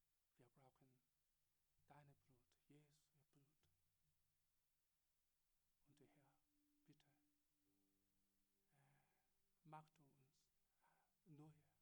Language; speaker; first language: German; non-native, learner; Korean